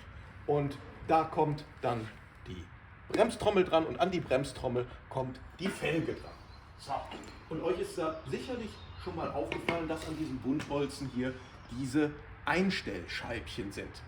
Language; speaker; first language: German; native; German